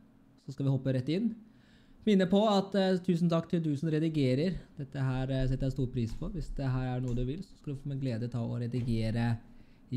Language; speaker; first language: Norwegian; native; Norwegian